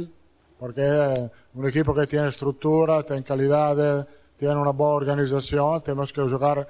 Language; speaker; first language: Portuguese; non-native, fluent; Italian